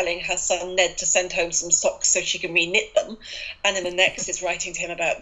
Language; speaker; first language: English; native; English